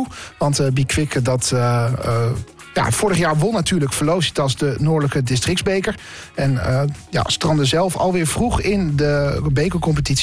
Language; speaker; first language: Dutch; native; Dutch